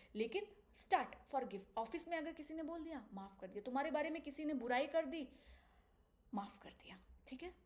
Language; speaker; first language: Hindi; native; Hindi